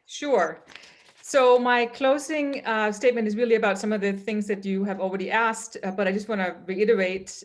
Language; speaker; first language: English; non-native, fluent; Danish